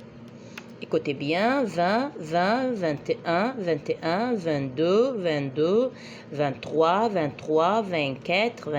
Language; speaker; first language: French; non-native, fluent; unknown